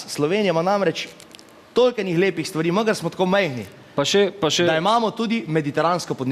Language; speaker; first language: Slovenian; native; Slovenian